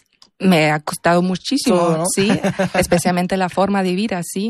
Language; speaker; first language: Spanish; non-native, learner; German